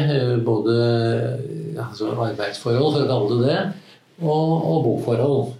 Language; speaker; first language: Norwegian; native; Norwegian